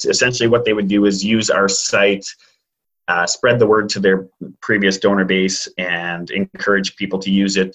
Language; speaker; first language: English; native; English